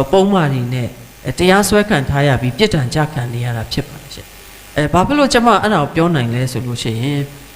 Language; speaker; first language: Burmese; native; Burmese